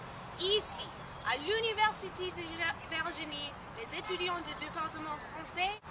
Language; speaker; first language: French; non-native, learner; English